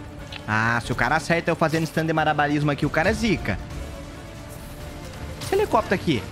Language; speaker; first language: Portuguese; native; Portuguese